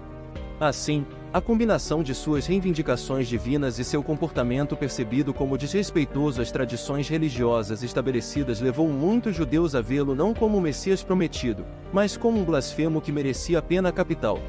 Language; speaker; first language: Portuguese; native; Portuguese